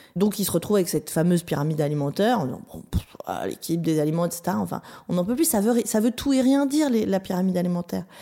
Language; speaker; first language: French; native; French